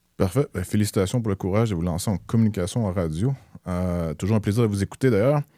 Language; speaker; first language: French; native; French